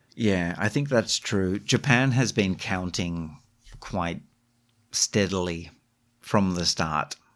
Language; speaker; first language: English; native; English